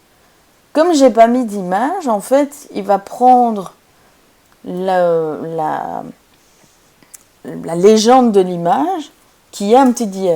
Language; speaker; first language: French; native; French